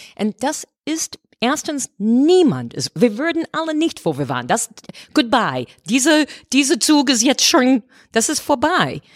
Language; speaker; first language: German; non-native, fluent; English